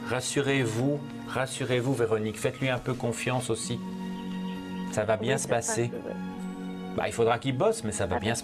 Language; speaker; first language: French; native; French